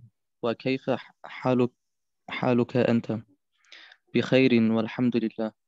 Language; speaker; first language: Arabic; non-native, learner; German